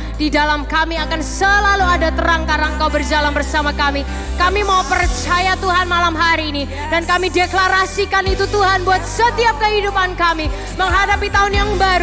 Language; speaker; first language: Indonesian; native; Indonesian